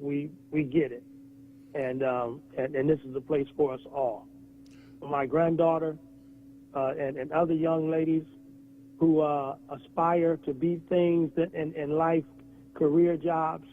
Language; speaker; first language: English; native; English